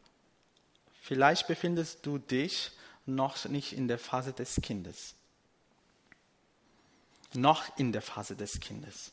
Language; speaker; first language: German; non-native, fluent; Portuguese